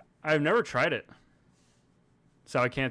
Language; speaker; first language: English; native; English